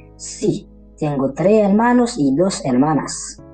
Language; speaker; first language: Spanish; non-native, learner; Haitian Creole